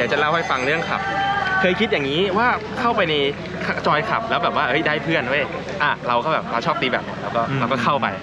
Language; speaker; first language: Thai; native; Thai